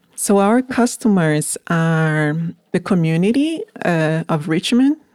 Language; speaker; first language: English; non-native, fluent; Portuguese